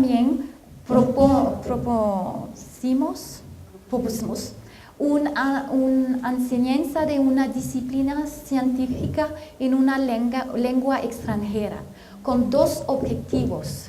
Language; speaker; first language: Spanish; non-native, fluent; French